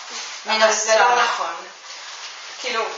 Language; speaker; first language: Hebrew; native; Hebrew